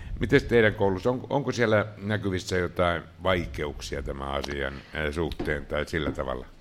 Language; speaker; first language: Finnish; native; Finnish